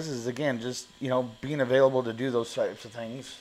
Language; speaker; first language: English; native; English